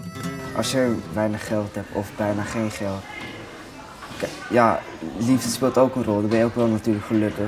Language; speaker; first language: Dutch; native; Dutch